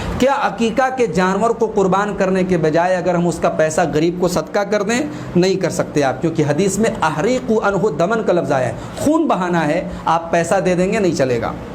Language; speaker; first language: Urdu; native; Urdu